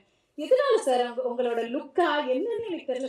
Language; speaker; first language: Tamil; native; Tamil